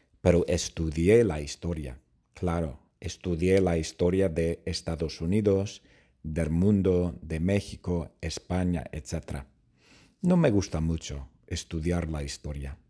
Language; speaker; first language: Spanish; non-native, fluent; English